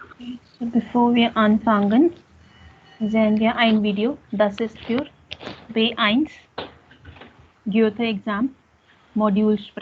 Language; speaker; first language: German; non-native, fluent; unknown